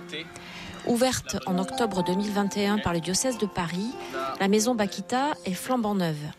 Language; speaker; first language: French; native; French